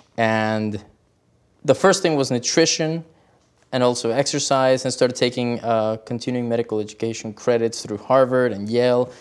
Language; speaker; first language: English; early bilingual, other home language; Spanish